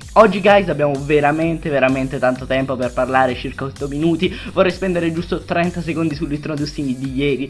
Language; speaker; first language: Italian; native; Italian